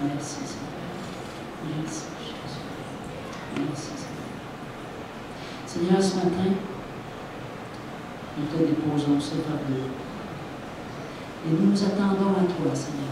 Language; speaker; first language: French; native; French